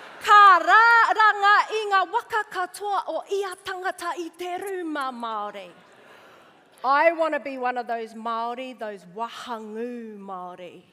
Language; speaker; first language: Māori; non-native, local second language; English